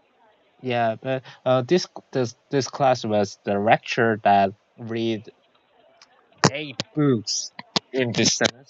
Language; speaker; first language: English; non-native, learner; Korean